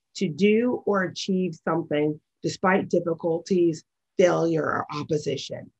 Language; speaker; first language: English; native; English